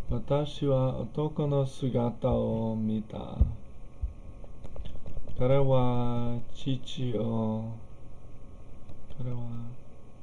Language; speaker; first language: Japanese; non-native, learner; English